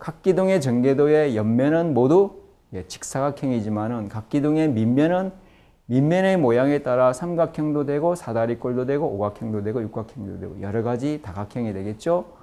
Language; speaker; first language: Korean; native; Korean